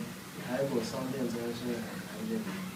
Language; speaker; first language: Chinese; non-native, learner; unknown